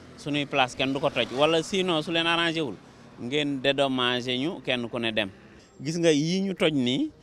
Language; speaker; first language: Wolof; native; Wolof